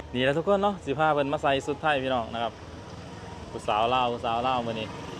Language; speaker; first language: Thai; native; Thai